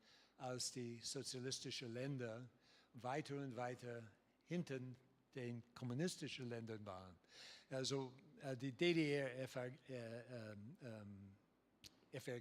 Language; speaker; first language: German; non-native, learner; English